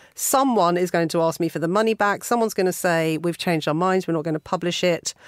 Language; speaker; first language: English; native; English